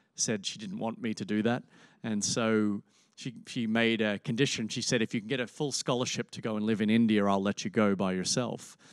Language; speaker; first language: English; native; English